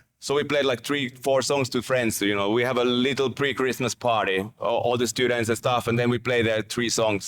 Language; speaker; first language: English; non-native, fluent; Finnish